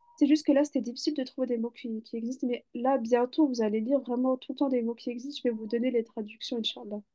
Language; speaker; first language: French; native; French